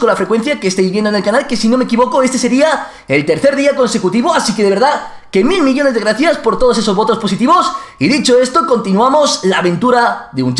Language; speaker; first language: Spanish; native; Spanish